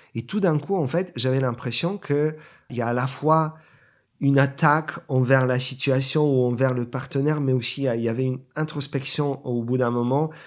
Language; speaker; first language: French; non-native, fluent; Bulgarian